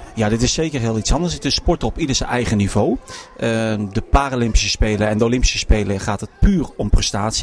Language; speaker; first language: Dutch; native; Dutch